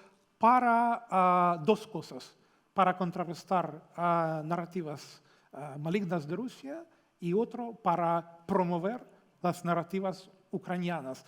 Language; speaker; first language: Spanish; non-native, fluent; Ukrainian